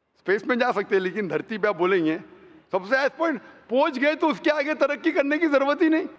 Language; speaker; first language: Hindi; non-native, local second language; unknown